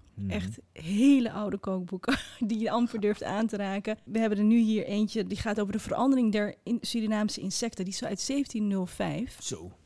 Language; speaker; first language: Dutch; early bilingual, other home language; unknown